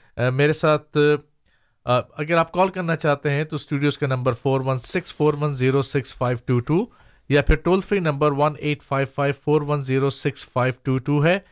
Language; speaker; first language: Urdu; native; Urdu